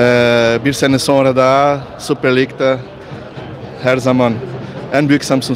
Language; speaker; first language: Turkish; non-native, learner; Portuguese